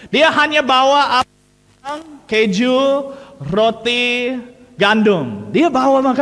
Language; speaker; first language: Indonesian; non-native, fluent; English